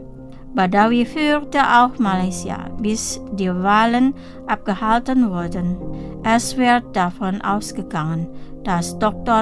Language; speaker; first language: German; non-native, fluent; Indonesian